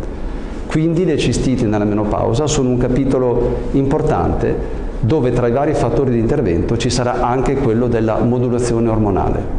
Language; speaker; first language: Italian; native; Italian